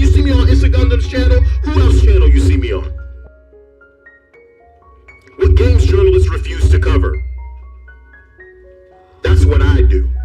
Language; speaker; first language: English; native; English